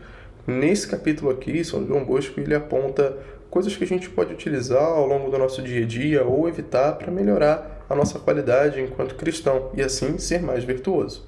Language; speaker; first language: Portuguese; native; Portuguese